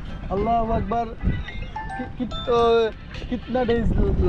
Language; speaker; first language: Hindi; non-native, learner; Bangla